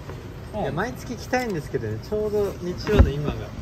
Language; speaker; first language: Japanese; native; Japanese